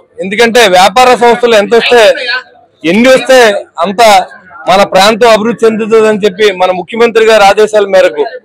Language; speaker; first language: Telugu; native; Telugu